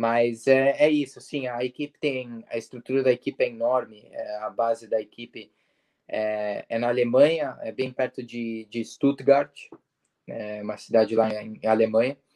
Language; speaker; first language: Portuguese; early bilingual, heritage; Portuguese